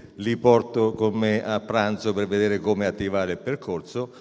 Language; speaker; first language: Italian; native; Italian